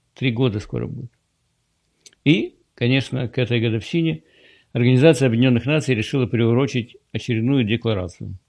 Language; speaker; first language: Russian; native; Russian